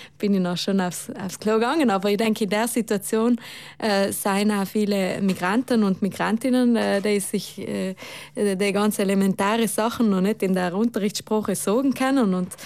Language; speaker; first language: German; non-native, local second language; Ladin